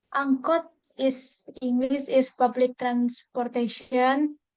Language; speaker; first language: English; non-native, learner; Indonesian